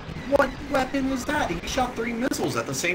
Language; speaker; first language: English; native; English